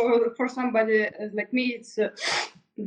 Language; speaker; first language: English; non-native, learner; Russian